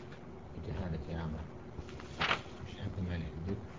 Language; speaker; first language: Arabic; native; Arabic